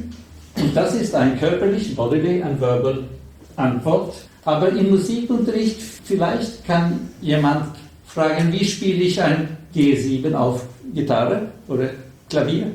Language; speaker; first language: German; non-native, learner; Swedish